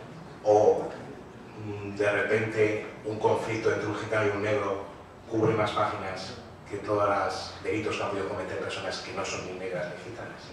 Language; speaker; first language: Spanish; native; Spanish